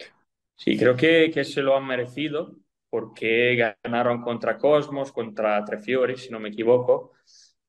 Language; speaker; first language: Spanish; non-native, fluent; Italian